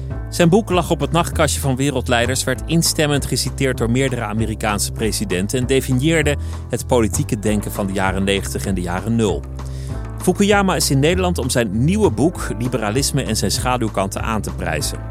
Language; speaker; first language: Dutch; native; Dutch